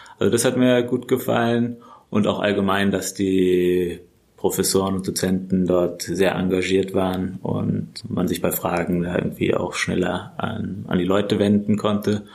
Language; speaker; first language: German; native; German